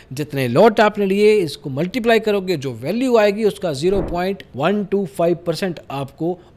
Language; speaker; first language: Hindi; native; Hindi